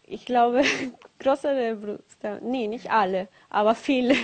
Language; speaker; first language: German; non-native, learner; Spanish